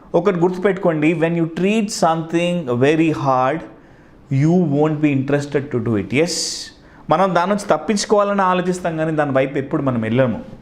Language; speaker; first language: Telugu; non-native, local second language; Hindi